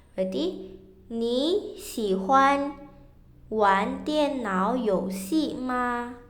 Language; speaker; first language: Chinese; non-native, fluent; Indonesian